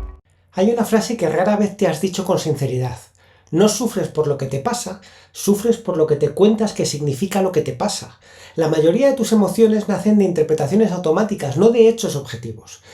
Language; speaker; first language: Spanish; native; Spanish